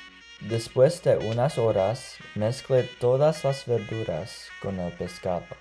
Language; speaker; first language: Spanish; non-native, learner; English